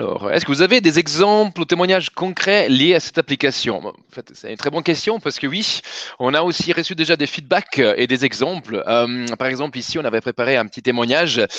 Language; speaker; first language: French; native; French